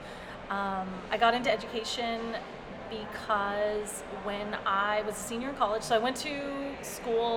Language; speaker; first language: English; native; English